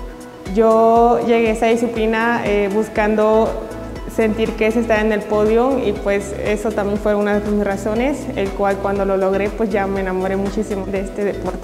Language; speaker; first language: Spanish; native; Spanish